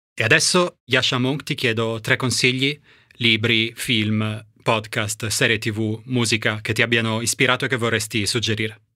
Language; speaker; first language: Italian; native; Italian